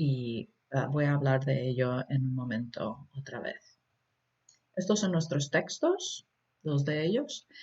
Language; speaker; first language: Spanish; early bilingual, heritage; Spanish